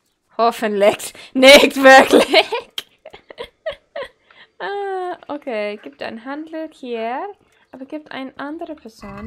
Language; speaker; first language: German; non-native, learner; English